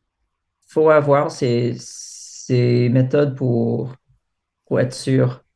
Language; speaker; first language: French; non-native, fluent; English